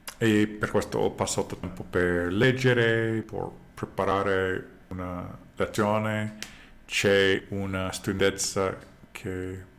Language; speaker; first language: Italian; non-native, learner; English